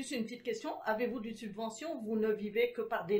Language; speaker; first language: French; native; French